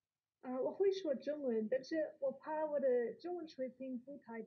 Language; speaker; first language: Chinese; non-native, learner; English